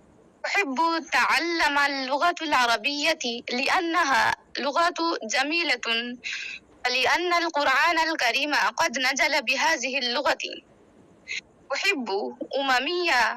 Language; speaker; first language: Arabic; non-native, learner; Bangla